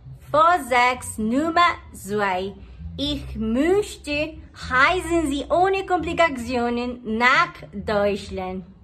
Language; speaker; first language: German; non-native, learner; Spanish